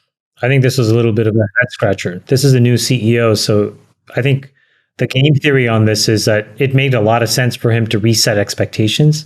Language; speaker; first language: English; native; English